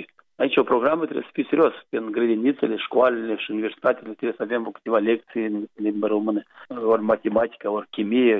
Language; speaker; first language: Romanian; non-native, local second language; Gagauz